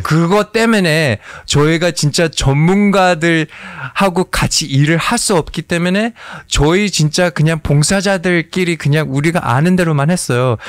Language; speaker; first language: Korean; early bilingual, heritage; Korean